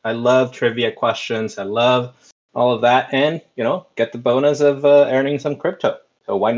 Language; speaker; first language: English; non-native, fluent; Spanish